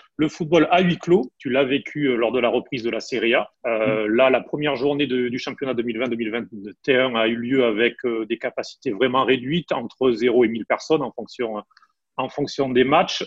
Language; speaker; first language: French; native; French